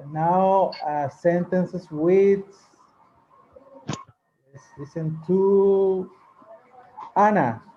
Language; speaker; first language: English; non-native, learner; Spanish